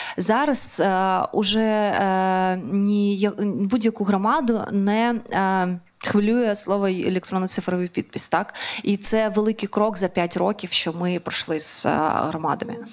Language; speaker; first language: Ukrainian; non-native, local second language; Russian